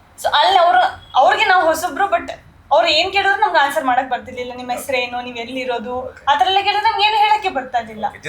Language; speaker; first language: Kannada; early bilingual, other home language; Nepali